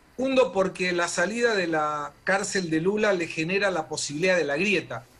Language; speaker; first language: Spanish; native; Spanish